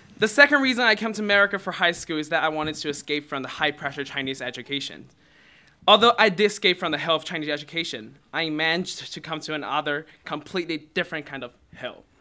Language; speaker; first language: English; non-native, fluent; Chinese